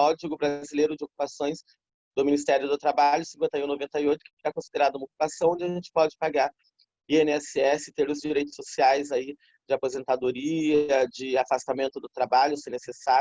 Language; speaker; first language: Portuguese; native; Portuguese